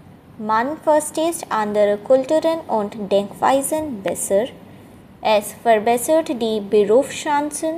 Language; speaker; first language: German; non-native, learner; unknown